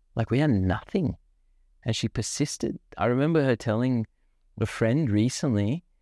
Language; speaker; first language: English; non-native, local second language; Sinhala